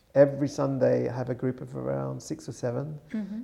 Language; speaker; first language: English; native; English